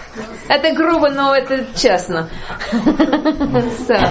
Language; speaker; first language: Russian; non-native, learner; English